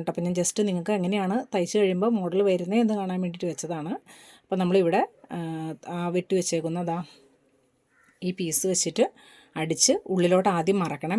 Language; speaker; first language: Malayalam; native; Malayalam